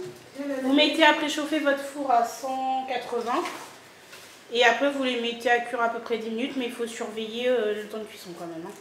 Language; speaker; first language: French; native; French